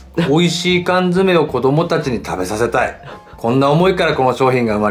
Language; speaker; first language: Japanese; native; Japanese